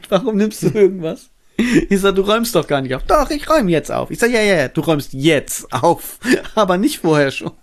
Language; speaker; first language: German; native; German